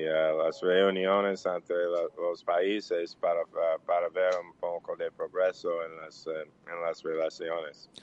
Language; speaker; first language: Portuguese; non-native, learner; English